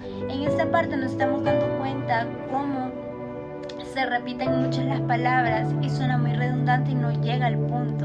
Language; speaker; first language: Spanish; native; Spanish